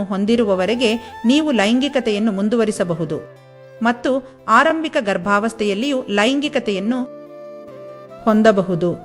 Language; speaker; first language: Kannada; native; Kannada